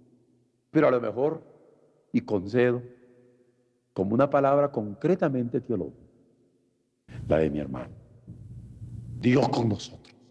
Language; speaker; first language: Spanish; native; Spanish